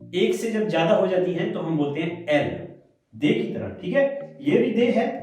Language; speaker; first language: Hindi; native; Hindi